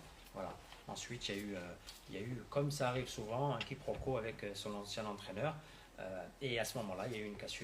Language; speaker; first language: French; native; French